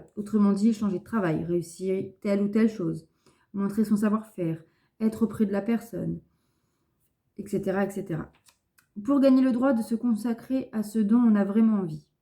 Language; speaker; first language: French; native; French